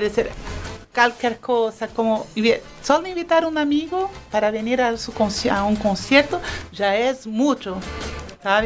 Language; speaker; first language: Spanish; non-native, fluent; Portuguese